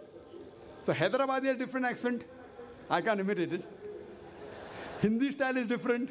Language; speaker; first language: English; non-native, local second language; Urdu